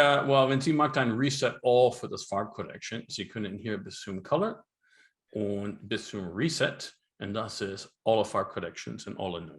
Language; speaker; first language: German; non-native, learner; English